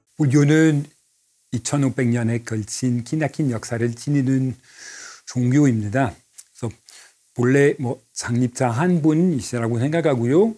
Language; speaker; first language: Korean; non-native, fluent; French